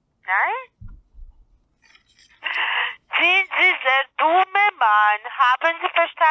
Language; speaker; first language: German; non-native, learner; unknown